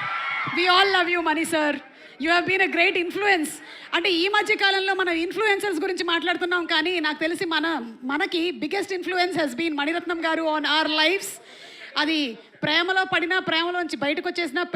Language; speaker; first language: Telugu; native; Telugu